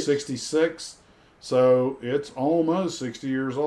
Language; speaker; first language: English; native; English